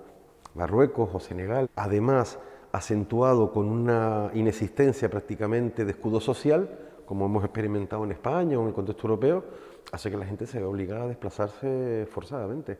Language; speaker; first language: Spanish; native; Spanish